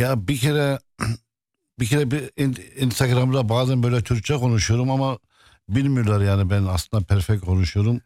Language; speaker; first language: Turkish; non-native, fluent; Arabic